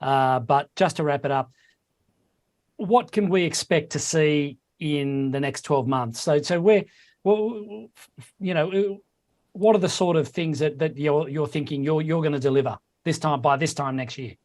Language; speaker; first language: English; native; English